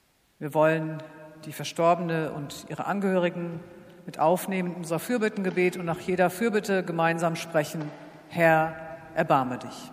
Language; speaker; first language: German; native; German